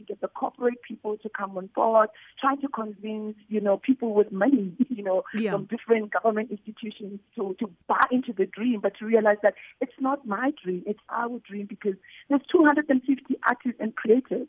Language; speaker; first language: English; non-native, local second language; Southern Sotho